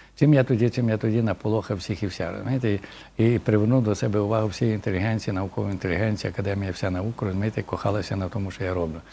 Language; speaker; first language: Ukrainian; native; Ukrainian